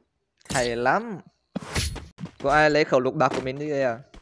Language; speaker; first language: Vietnamese; native; Vietnamese